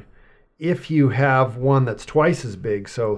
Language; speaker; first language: English; native; English